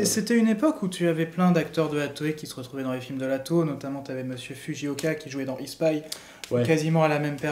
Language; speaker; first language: French; native; French